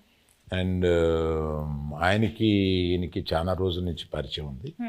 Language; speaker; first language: Telugu; native; Telugu